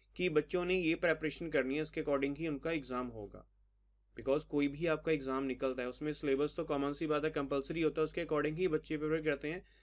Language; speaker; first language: Hindi; non-native, local second language; Punjabi